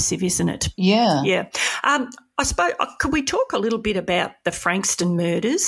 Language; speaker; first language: English; native; English